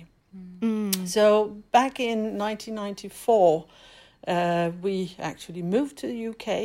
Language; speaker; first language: English; non-native, fluent; Danish